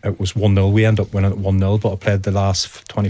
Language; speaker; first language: English; native; English